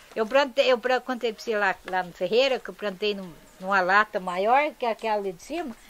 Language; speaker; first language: Portuguese; native; Portuguese